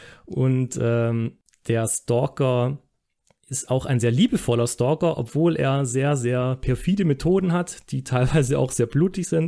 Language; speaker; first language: German; native; German